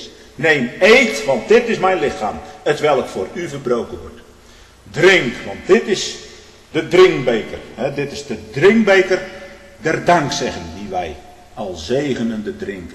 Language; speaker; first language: Dutch; native; Dutch